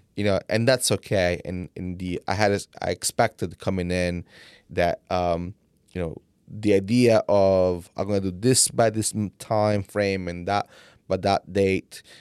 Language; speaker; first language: English; non-native, fluent; Italian